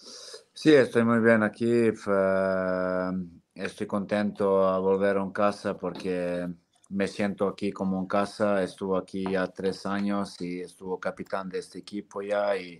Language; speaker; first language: Spanish; non-native, fluent; Serbian